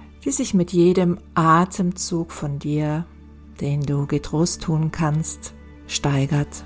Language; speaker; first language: German; native; German